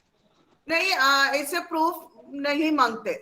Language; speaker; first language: Hindi; non-native, fluent; Malayalam